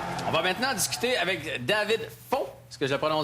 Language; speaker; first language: French; native; French